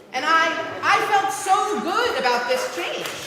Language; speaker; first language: English; native; English